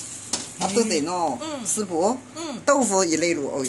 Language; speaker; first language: Japanese; non-native, learner; Chinese